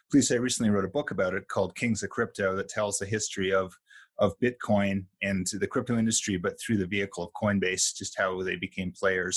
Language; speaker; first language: English; native; English